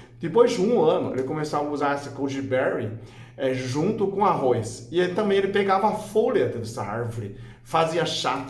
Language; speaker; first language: Portuguese; non-native, fluent; Chinese